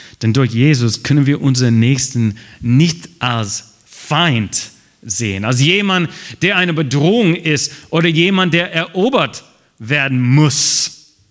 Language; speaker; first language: German; non-native, fluent; English